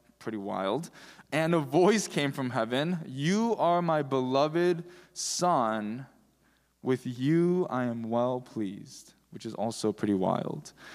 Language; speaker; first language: English; early bilingual, other home language; Korean